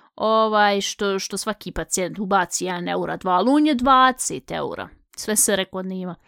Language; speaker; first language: Bosnian; early bilingual, heritage; Bosnian